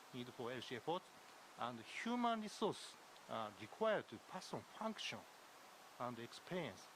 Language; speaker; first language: English; non-native, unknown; Japanese